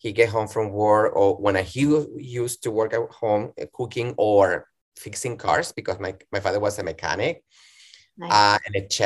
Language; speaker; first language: English; non-native, fluent; Spanish